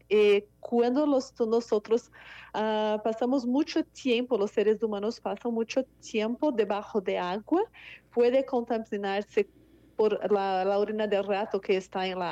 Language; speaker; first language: Spanish; non-native, fluent; Portuguese